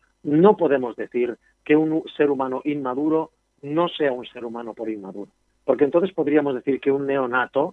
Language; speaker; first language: Spanish; native; Spanish